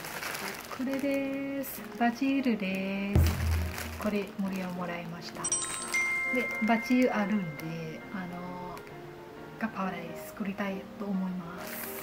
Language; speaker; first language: Japanese; non-native, learner; Lao